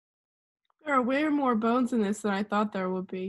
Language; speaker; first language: English; native; English